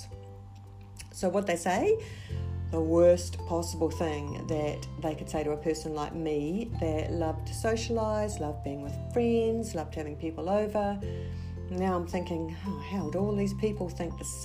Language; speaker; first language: English; native; English